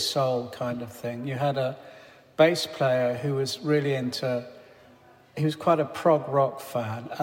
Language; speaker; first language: English; native; English